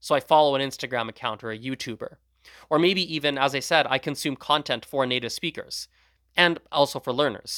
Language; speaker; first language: English; early bilingual, other home language; Gujarati